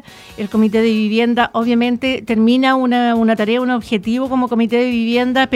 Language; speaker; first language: Spanish; native; Spanish